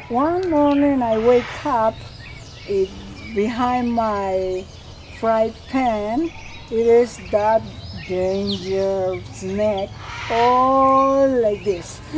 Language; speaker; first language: English; non-native, learner; Spanish